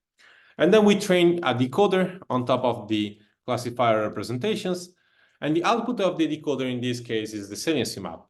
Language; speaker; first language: English; non-native, fluent; Italian